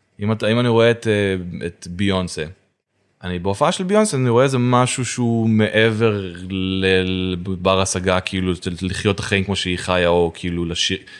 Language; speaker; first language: Hebrew; native; Hebrew